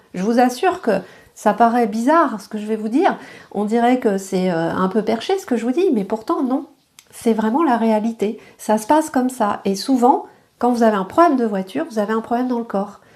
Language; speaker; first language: French; native; French